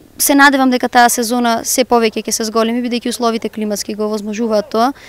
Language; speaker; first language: Macedonian; native; Macedonian